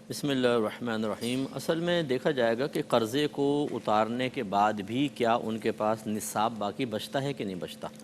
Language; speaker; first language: Urdu; native; Urdu